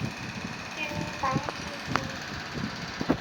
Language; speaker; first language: English; non-native, learner; Indonesian